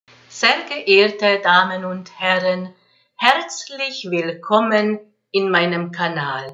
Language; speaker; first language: German; non-native, fluent; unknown